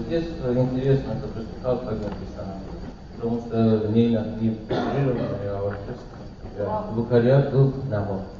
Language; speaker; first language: Russian; non-native, learner; Persian